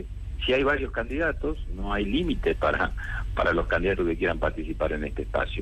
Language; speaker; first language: Spanish; native; Spanish